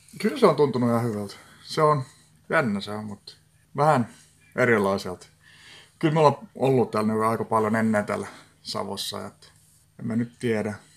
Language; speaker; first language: Finnish; non-native, local second language; Swedish